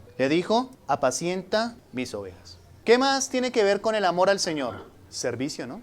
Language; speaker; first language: Spanish; native; Spanish